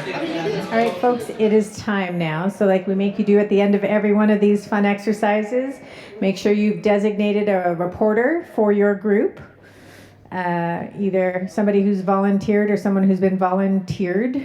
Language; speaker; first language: English; native; English